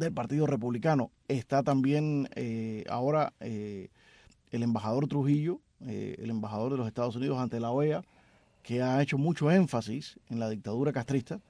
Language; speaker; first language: Spanish; native; Spanish